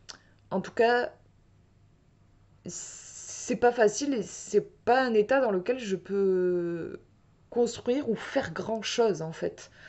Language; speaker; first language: French; native; French